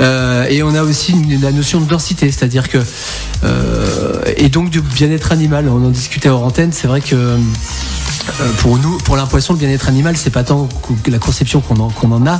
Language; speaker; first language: French; native; French